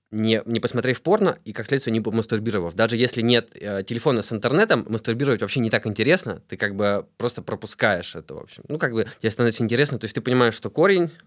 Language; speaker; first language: Russian; native; Russian